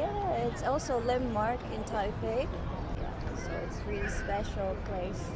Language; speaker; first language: English; non-native, fluent; Chinese